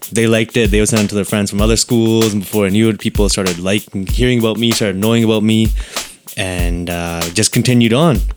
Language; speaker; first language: English; native; English